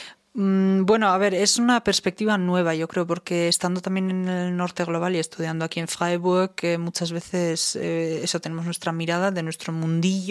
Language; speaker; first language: Spanish; non-native, fluent; German